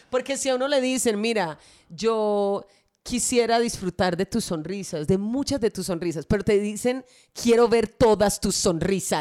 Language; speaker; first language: Spanish; native; Spanish